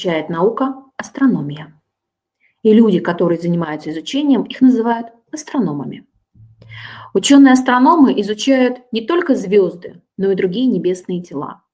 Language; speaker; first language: Russian; native; Russian